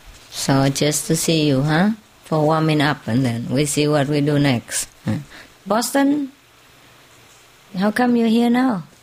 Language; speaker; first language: English; non-native, fluent; Vietnamese